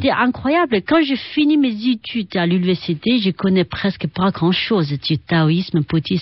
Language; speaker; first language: French; non-native, fluent; Chinese